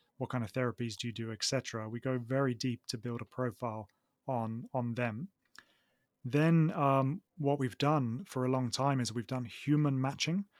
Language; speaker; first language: English; native; English